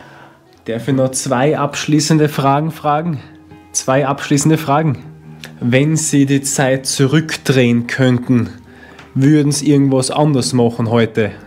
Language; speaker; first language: German; native; German